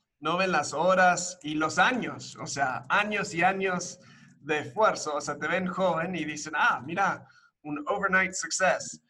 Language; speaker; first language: Spanish; early bilingual, other home language; English